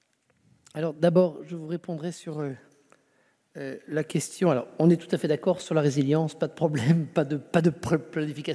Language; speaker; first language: French; native; French